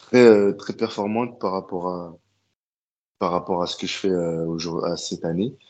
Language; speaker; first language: French; native; French